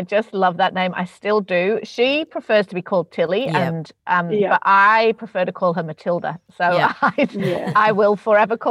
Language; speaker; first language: English; native; English